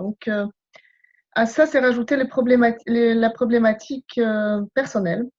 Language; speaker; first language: French; non-native, fluent; Polish